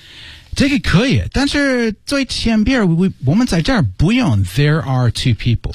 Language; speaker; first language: Chinese; non-native, learner; English